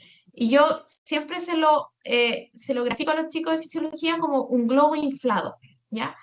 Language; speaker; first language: Spanish; native; Spanish